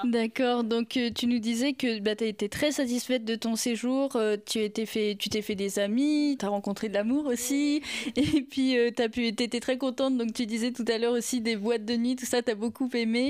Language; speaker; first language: French; native; French